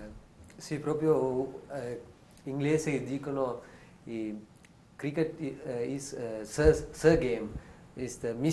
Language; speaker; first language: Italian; non-native, learner; Sinhala